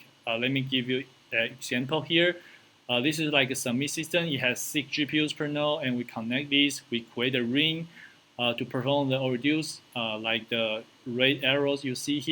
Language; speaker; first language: English; non-native, fluent; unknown